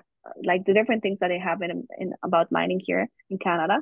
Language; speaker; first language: English; non-native, fluent; German